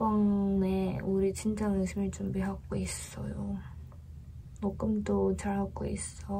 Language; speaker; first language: Korean; non-native, learner; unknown